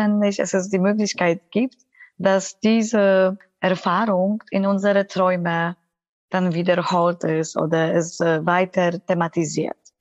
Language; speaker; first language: German; non-native, fluent; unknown